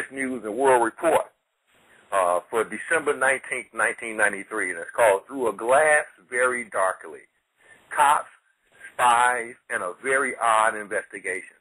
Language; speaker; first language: English; native; English